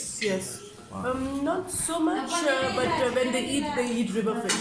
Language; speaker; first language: English; non-native, local second language; Hindi